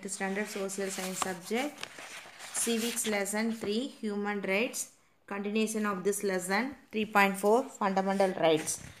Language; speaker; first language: English; non-native, local second language; Tamil